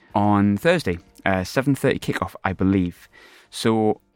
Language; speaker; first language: English; native; English